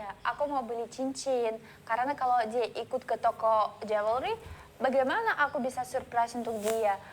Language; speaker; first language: Indonesian; non-native, learner; Russian